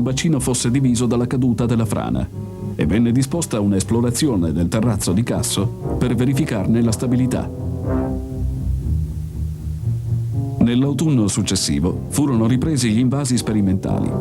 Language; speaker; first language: Italian; native; Italian